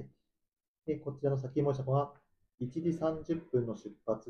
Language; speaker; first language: Japanese; native; Japanese